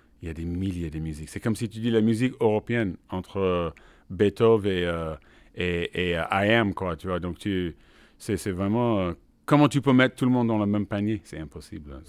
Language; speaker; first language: French; non-native, fluent; English